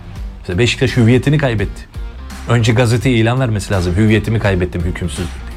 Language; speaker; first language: Turkish; native; Turkish